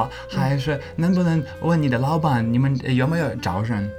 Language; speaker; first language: Chinese; non-native, learner; English